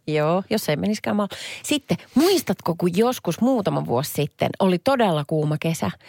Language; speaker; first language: Finnish; native; Finnish